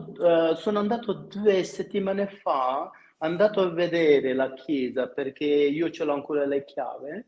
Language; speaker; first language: Italian; non-native, fluent; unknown